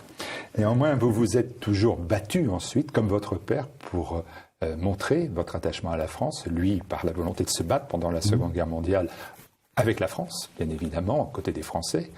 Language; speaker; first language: French; native; French